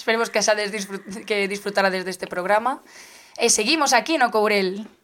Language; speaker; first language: Spanish; non-native, local second language; Galician